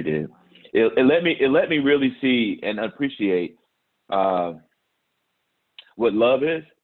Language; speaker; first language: English; native; English